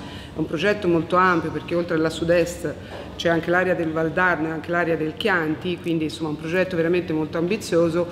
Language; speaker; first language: Italian; native; Italian